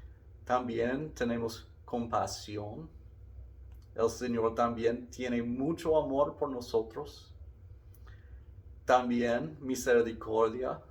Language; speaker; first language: Spanish; non-native, learner; English